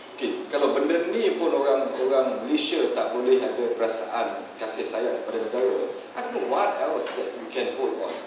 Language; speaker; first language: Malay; native; Malay